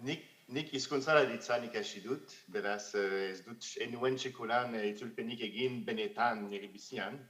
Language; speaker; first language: Basque; non-native, fluent; French